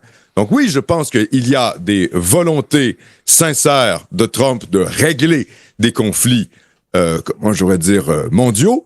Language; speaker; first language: French; native; French